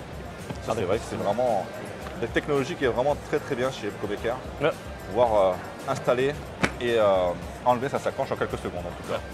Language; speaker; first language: French; native; French